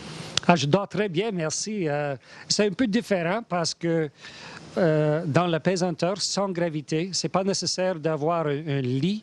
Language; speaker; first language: French; non-native, learner; English